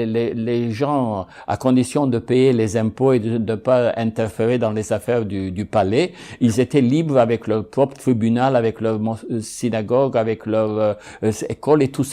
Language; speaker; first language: French; non-native, fluent; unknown